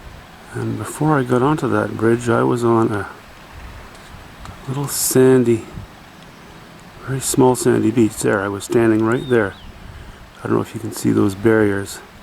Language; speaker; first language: English; native; English